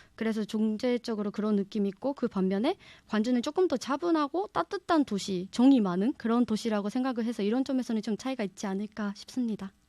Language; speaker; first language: Korean; non-native, fluent; Japanese